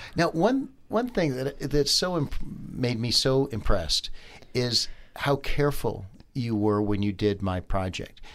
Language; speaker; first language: English; native; English